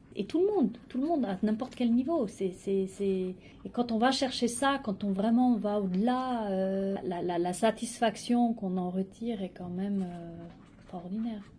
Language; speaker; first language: French; native; French